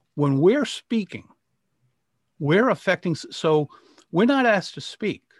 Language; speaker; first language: English; native; English